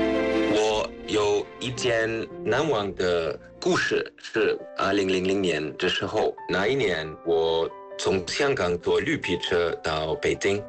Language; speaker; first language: Chinese; non-native, fluent; German